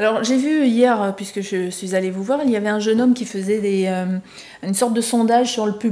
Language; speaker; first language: French; native; French